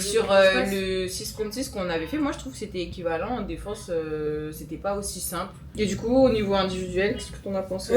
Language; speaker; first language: French; native; French